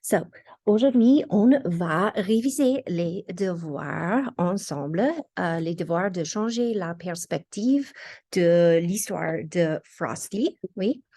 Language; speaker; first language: French; non-native, fluent; English